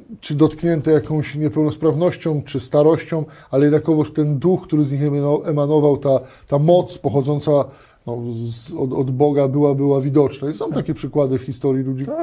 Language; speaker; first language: Polish; native; Polish